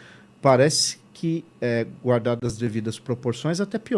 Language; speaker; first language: Portuguese; native; Portuguese